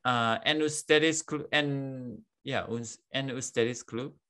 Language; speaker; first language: Spanish; non-native, learner; English